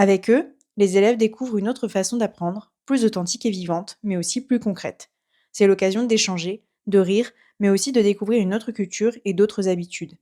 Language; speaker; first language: French; native; French